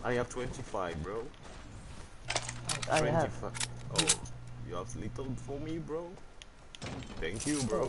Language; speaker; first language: English; non-native, learner; French